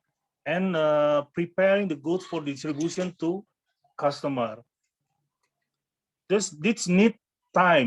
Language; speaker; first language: English; non-native, fluent; Indonesian